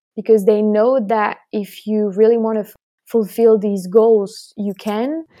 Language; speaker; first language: English; non-native, fluent; French